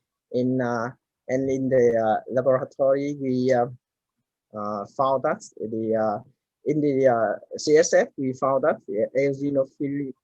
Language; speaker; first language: English; non-native, learner; Vietnamese